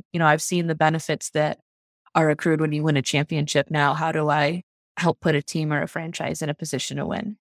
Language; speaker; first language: English; native; English